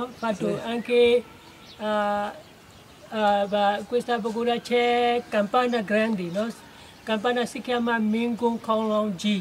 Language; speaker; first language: Italian; non-native, learner; Burmese